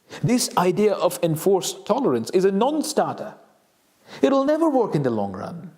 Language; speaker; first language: English; non-native, local second language; Bangla